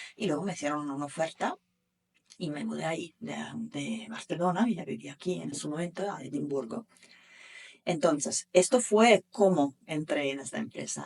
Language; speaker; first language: Spanish; non-native, fluent; Italian